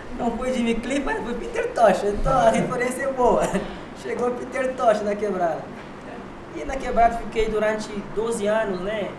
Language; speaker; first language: Portuguese; non-native, local second language; Kabuverdianu